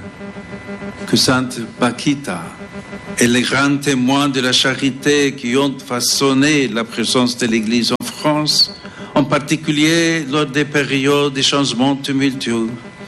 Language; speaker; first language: French; non-native, fluent; English